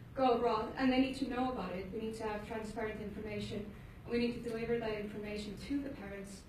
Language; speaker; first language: English; non-native, fluent; Icelandic